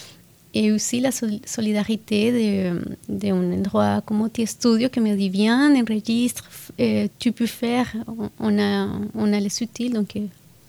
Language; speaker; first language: French; non-native, fluent; Spanish